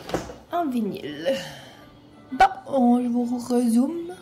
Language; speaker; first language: French; native; French